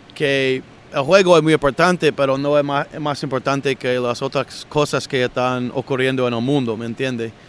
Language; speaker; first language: Spanish; non-native, learner; English